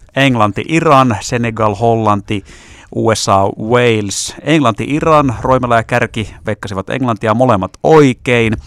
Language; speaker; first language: Finnish; native; Finnish